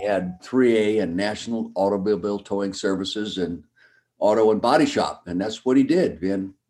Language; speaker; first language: English; native; English